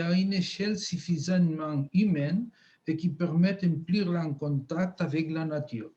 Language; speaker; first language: French; non-native, fluent; Spanish